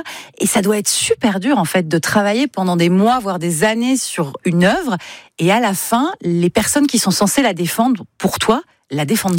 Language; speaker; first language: French; native; French